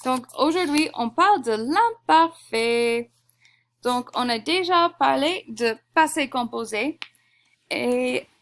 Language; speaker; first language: French; non-native, fluent; English